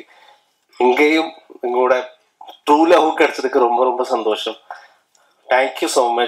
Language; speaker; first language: Tamil; non-native, learner; Malayalam